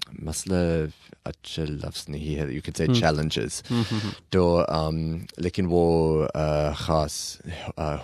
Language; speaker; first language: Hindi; non-native, learner; English